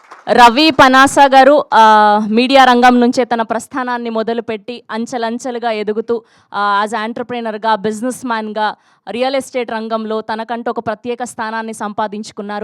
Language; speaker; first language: Telugu; native; Telugu